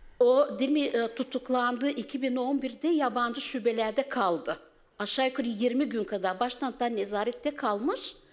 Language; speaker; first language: Turkish; native; Turkish